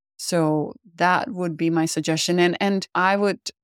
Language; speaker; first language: English; non-native, fluent; Czech